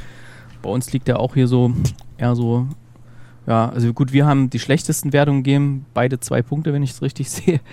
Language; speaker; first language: German; native; German